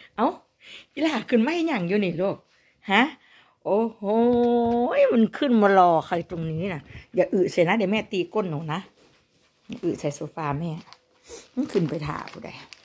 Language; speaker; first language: Thai; native; Thai